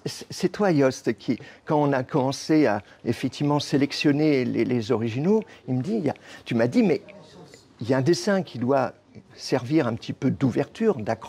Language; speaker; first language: French; native; French